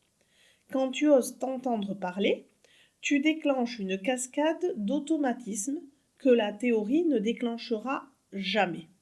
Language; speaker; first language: French; native; French